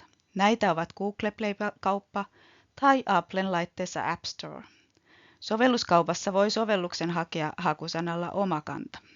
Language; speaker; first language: Finnish; native; Finnish